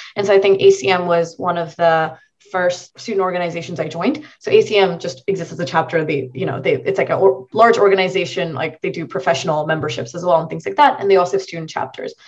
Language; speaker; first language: English; non-native, local second language; Marathi